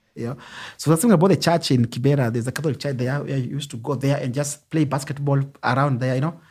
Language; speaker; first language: English; non-native, local second language; Luo (Kenya and Tanzania)